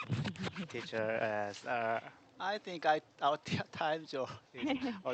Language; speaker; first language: English; non-native, learner; Korean